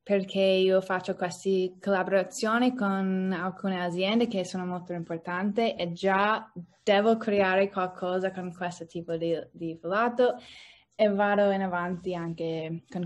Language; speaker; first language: Italian; non-native, learner; English